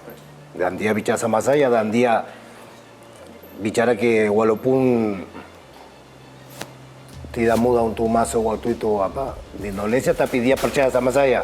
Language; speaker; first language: Indonesian; non-native, fluent; Spanish